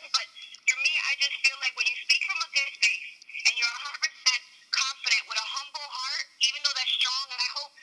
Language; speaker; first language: English; native; English